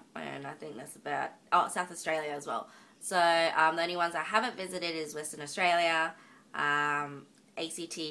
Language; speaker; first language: English; native; English